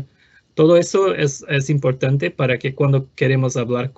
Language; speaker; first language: Spanish; non-native, fluent; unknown